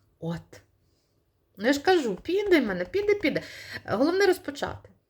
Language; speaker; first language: Ukrainian; non-native, local second language; Russian